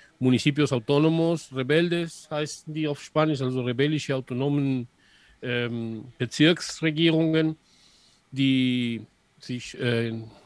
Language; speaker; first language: German; non-native, fluent; Spanish